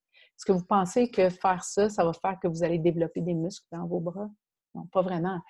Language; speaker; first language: French; native; French